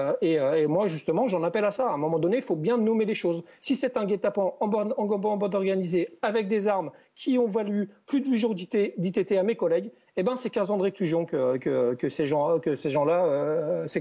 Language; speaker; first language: French; native; French